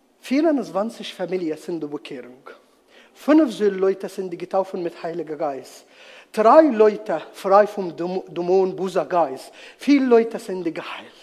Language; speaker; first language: German; non-native, learner; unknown